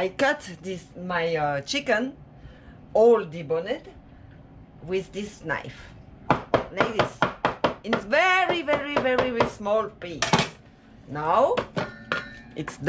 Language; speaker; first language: English; non-native, learner; French